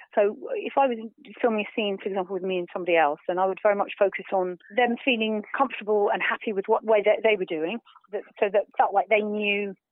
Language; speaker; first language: English; native; English